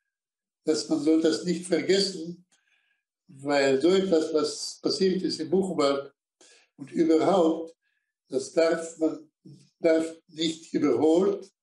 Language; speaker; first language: German; non-native, fluent; Slovak